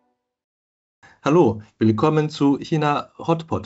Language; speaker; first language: German; non-native, fluent; Chinese